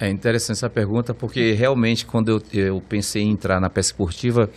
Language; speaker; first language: Portuguese; native; Portuguese